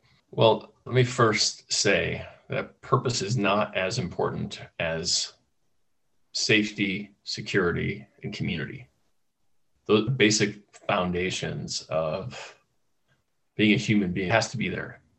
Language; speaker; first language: English; native; English